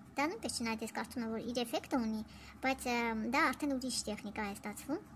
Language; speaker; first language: Armenian; early bilingual, heritage; Armenian